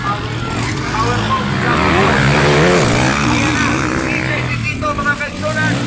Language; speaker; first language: Filipino; non-native, local second language; Cebuano